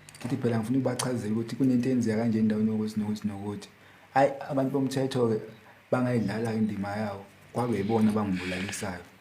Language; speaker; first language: Zulu; native; Zulu